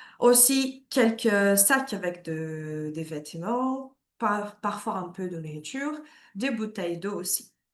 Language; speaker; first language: French; non-native, fluent; Portuguese